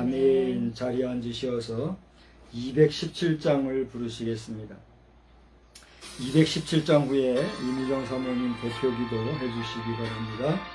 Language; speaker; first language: Korean; native; Korean